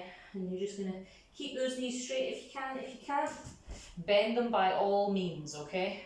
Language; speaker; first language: English; native; English